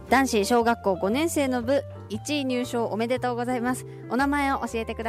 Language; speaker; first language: Japanese; native; Japanese